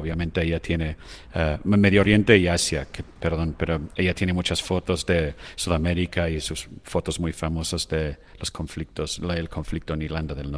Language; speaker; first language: Spanish; non-native, fluent; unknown